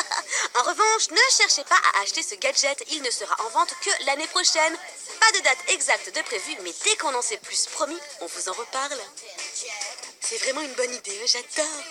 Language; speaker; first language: French; native; French